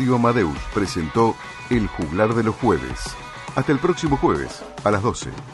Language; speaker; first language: Spanish; native; Spanish